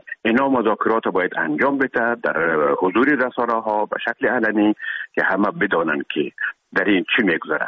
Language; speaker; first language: Persian; native; Persian